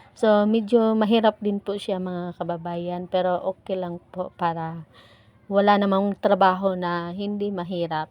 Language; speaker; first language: Filipino; non-native, local second language; Cebuano